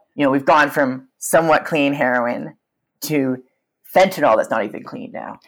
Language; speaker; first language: English; native; English